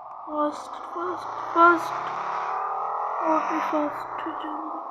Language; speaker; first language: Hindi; non-native, learner; Bangla